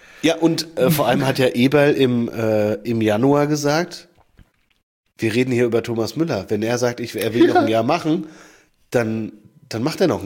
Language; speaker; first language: German; native; German